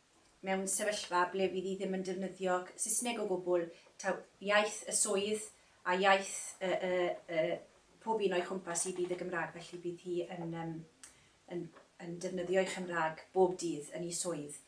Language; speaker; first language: Welsh; native; Welsh